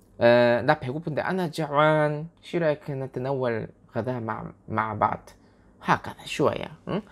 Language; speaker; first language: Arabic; non-native, fluent; Korean